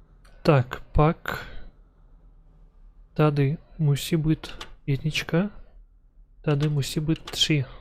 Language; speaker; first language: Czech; non-native, learner; Ukrainian